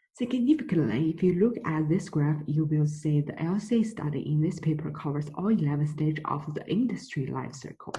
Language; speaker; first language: English; non-native, fluent; Chinese